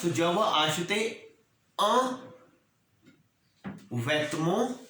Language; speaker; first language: French; non-native, learner; Hindi